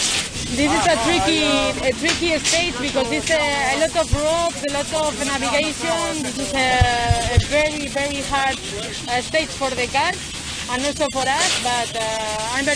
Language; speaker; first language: English; non-native, learner; Spanish